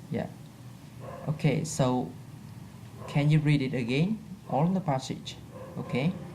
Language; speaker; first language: English; non-native, fluent; Vietnamese